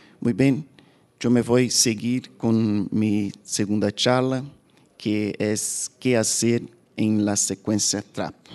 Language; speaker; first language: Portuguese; native; Portuguese